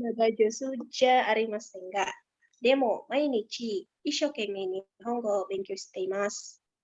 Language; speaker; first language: Japanese; non-native, learner; Indonesian